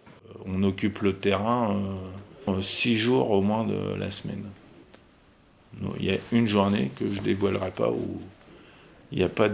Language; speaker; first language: French; native; French